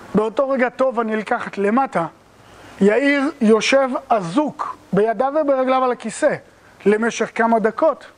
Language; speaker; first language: Hebrew; native; Hebrew